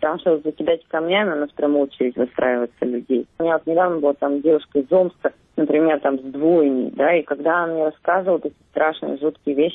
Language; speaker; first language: Russian; native; Russian